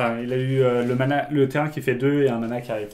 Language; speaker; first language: French; native; French